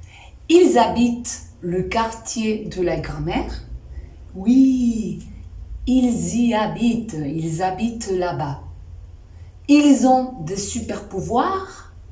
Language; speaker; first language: French; non-native, fluent; Spanish